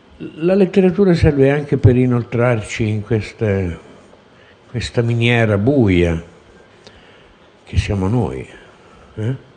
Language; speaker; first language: Italian; native; Italian